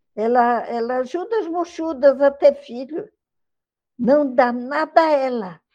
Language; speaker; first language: Portuguese; native; Portuguese